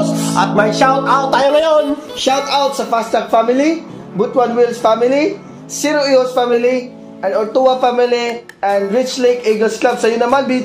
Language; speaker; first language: Filipino; non-native, local second language; Cebuano